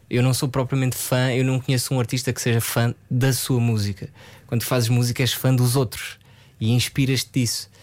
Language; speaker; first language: Portuguese; early bilingual, other home language; French